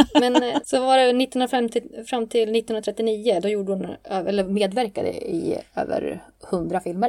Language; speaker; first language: Swedish; native; Swedish